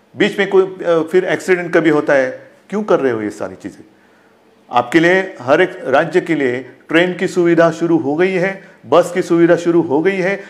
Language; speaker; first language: Hindi; non-native, local second language; Marathi